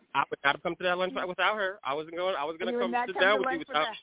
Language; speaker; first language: English; early bilingual, other home language; Haitian Creole